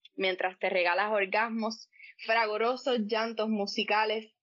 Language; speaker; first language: Spanish; native; Spanish